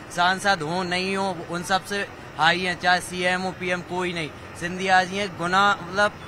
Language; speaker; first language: Hindi; native; Hindi